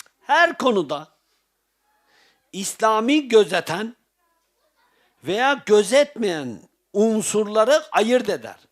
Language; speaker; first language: Turkish; native; Turkish